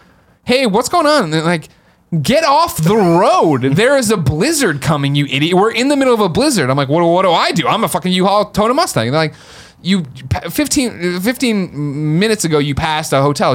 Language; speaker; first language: English; native; English